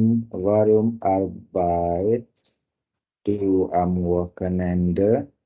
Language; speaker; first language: German; non-native, learner; Indonesian